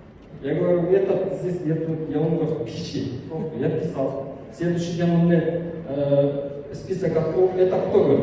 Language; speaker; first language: Russian; non-native, local second language; Kyrgyz